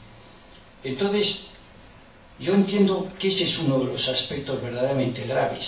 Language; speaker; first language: Spanish; native; Spanish